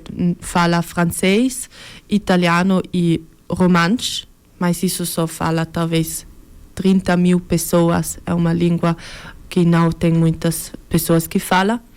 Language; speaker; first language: Portuguese; early bilingual, heritage; Portuguese